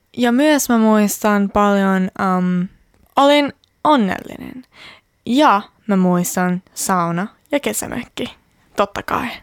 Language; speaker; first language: Finnish; native; Finnish